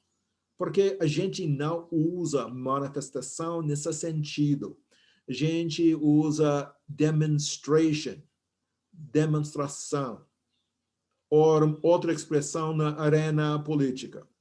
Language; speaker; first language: Portuguese; non-native, fluent; English